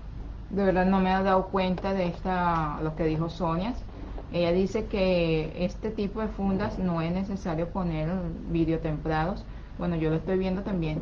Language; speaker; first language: Spanish; non-native, fluent; Chinese